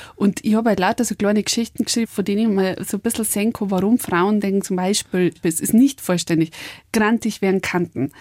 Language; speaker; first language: German; native; German